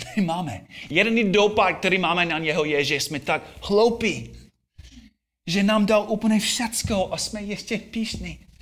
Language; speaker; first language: Czech; non-native, fluent; English